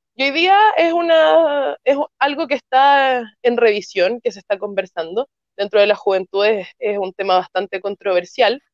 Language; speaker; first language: Spanish; native; Spanish